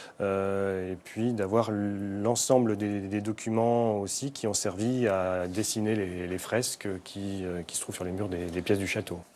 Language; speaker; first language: French; native; French